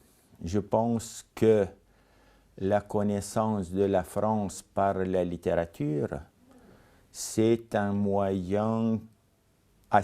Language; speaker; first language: French; non-native, fluent; Lithuanian